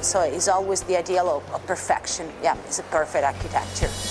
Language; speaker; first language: English; non-native, fluent; Italian